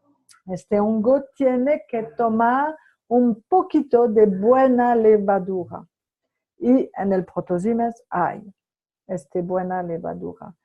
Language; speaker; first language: Spanish; non-native, fluent; French